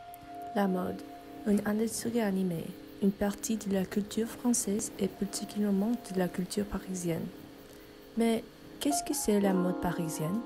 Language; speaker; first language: French; non-native, fluent; English